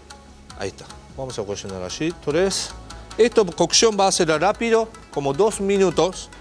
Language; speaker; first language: Spanish; non-native, learner; Japanese